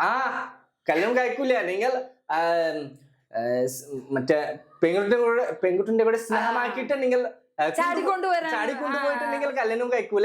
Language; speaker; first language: Malayalam; non-native, local second language; Bangla